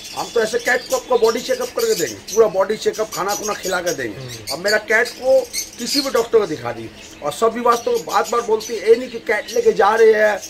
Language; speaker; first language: Hindi; non-native, local second language; Bangla